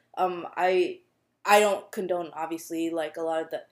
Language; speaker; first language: English; native; English